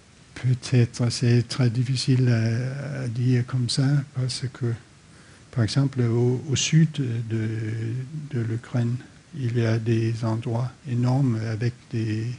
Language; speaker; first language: French; non-native, fluent; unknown